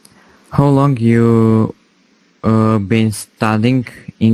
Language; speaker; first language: English; non-native, learner; Slovak